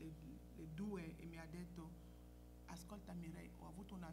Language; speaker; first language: Italian; non-native, fluent; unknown